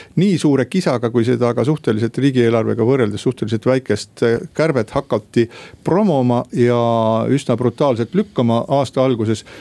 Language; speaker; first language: Estonian; native; Estonian